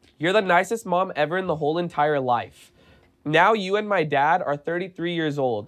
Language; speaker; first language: English; native; English